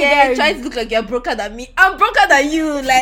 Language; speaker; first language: English; non-native, local second language; Yoruba